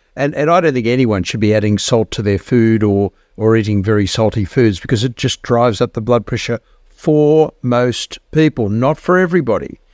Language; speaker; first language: English; native; English